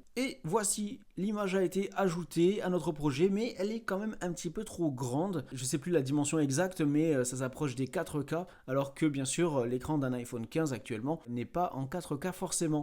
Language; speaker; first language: French; native; French